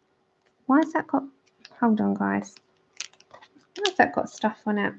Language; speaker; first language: English; native; English